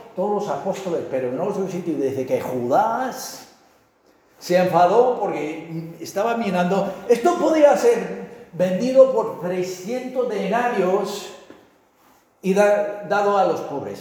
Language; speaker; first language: Spanish; non-native, fluent; English